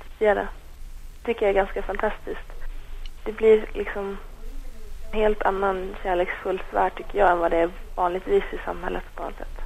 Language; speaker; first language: Swedish; native; Swedish